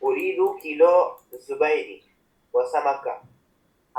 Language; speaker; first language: Arabic; non-native, learner; Urdu